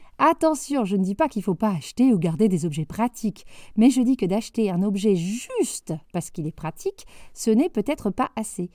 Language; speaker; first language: French; native; French